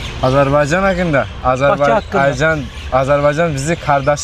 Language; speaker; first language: Turkish; non-native, learner; Uzbek